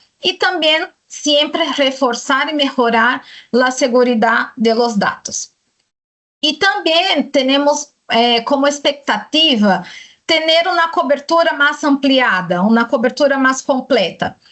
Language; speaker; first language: Spanish; non-native, fluent; Portuguese